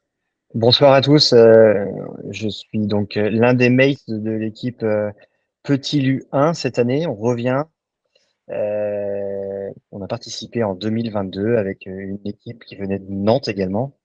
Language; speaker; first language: French; native; French